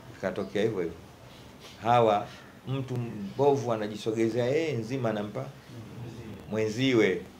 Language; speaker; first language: Swahili; native; Swahili